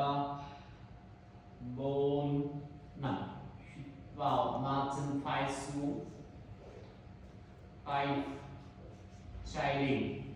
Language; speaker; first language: Vietnamese; non-native, learner; Indonesian